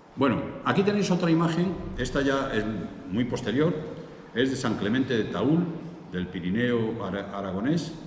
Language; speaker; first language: Spanish; native; Spanish